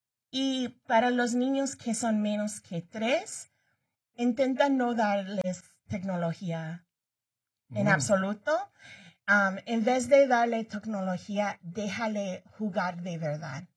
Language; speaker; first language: Spanish; early bilingual, heritage; Spanish